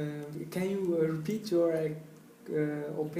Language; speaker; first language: English; non-native, learner; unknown